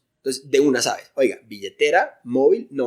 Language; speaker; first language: Spanish; native; Spanish